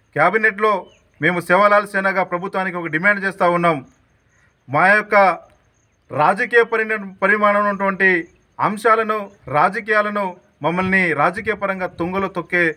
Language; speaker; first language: Telugu; non-native, local second language; Lambadi